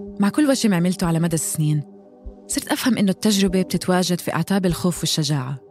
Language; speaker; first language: Arabic; native; Arabic